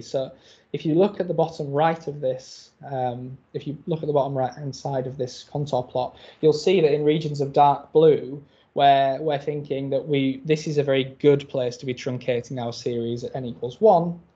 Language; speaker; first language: English; native; English